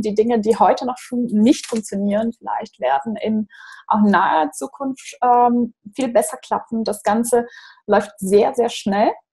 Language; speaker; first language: German; non-native, fluent; Portuguese